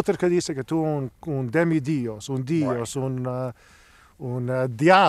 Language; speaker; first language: Spanish; non-native, learner; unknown